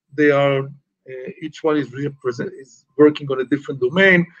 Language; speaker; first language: English; non-native, fluent; Hebrew